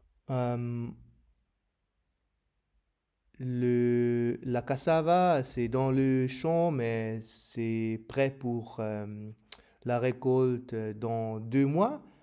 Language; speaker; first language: French; non-native, learner; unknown